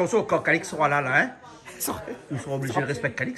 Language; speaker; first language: French; native; French